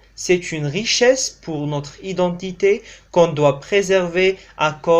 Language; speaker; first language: French; non-native, local second language; Arabic